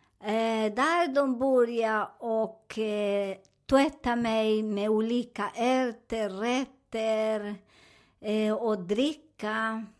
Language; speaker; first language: Swedish; non-native, learner; Spanish